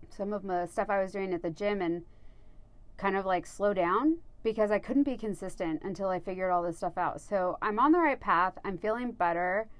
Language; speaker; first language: English; native; English